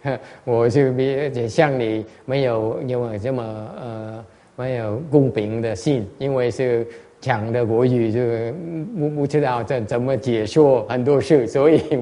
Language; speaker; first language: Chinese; non-native, learner; Vietnamese